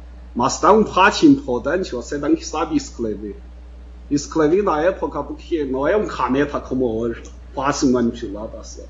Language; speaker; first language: Portuguese; non-native, fluent; Chinese